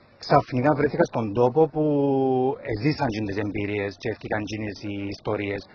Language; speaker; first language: Greek; early bilingual, heritage; Greek